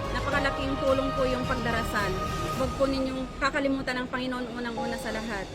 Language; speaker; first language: Filipino; native; Filipino